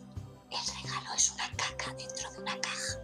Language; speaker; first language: Spanish; native; Spanish